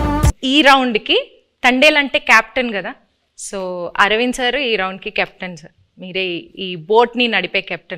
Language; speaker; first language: Telugu; native; Telugu